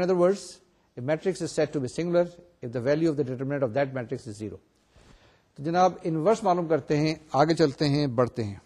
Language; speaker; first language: Urdu; native; Urdu